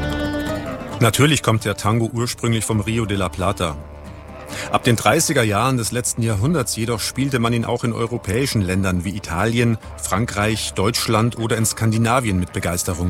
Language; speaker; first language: German; native; German